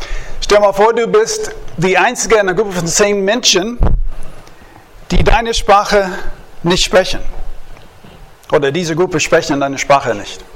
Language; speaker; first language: German; non-native, fluent; English